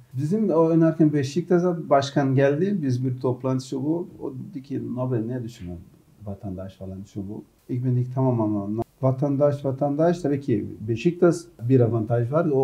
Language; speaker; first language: Turkish; non-native, learner; Portuguese